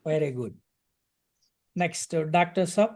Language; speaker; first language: English; non-native, local second language; Telugu